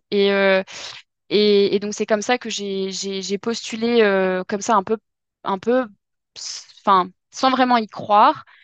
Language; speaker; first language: French; native; French